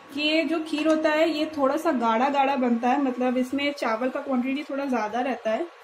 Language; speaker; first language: Hindi; non-native, local second language; Bangla